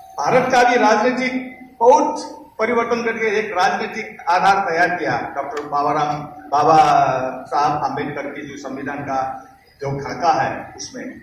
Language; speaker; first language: Hindi; non-native, fluent; Nepali